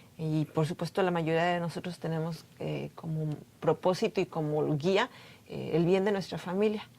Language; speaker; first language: Spanish; native; Spanish